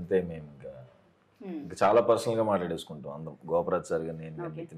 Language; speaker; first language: Telugu; native; Telugu